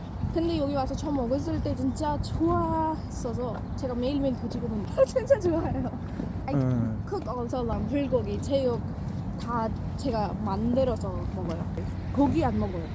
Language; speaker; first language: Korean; non-native, learner; Hindi